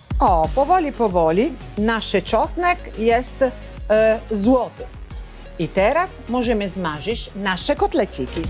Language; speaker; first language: Polish; non-native, learner; Italian